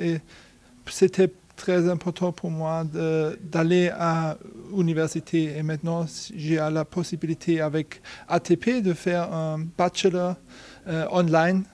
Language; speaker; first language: French; non-native, learner; German